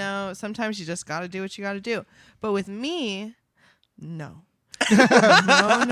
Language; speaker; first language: English; native; English